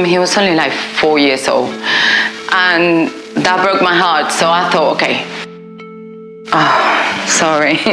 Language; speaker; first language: English; non-native, fluent; Spanish